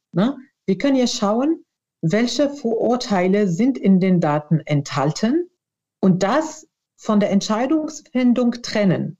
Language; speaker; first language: German; non-native, fluent; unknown